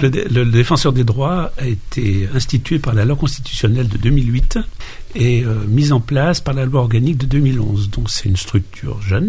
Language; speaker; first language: French; native; French